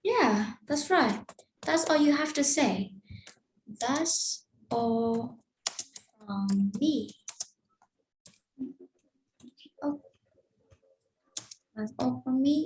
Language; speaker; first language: English; non-native, fluent; Vietnamese